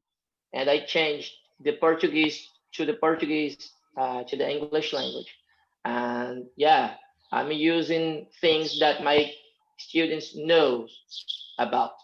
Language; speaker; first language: English; non-native, fluent; Portuguese